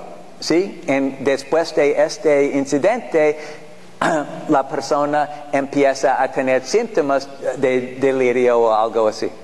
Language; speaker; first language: Spanish; non-native, fluent; English